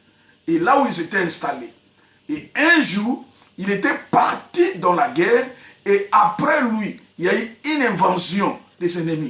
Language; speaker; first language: French; non-native, local second language; Lingala